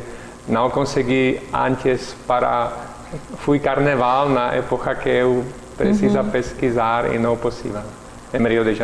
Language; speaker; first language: Portuguese; non-native, learner; Czech